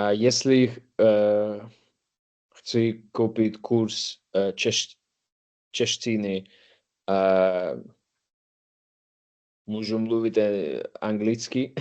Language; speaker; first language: Czech; non-native, learner; English